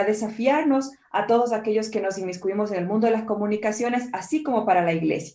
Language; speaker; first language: Spanish; native; Spanish